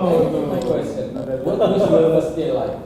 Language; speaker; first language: English; non-native, learner; Indonesian